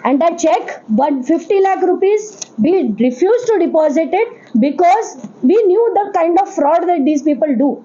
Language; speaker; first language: English; non-native, local second language; Marathi